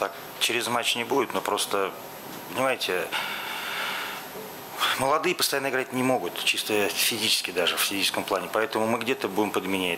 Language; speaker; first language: Russian; native; Russian